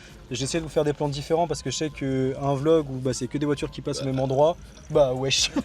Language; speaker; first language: French; native; French